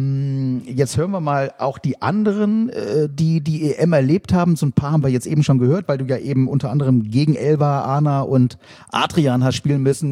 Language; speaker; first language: German; native; German